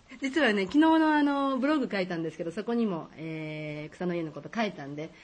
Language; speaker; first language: Japanese; native; Japanese